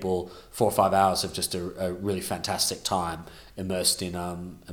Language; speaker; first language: English; native; English